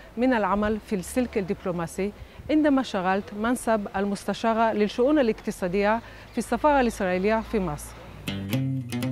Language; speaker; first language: Arabic; non-native, local second language; Hebrew